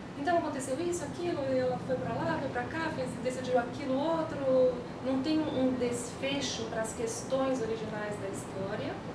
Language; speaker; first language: Portuguese; early bilingual, other home language; Spanish